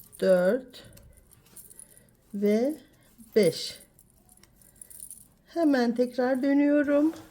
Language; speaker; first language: Turkish; native; Turkish